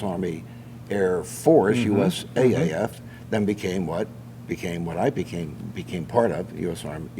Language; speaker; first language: English; native; English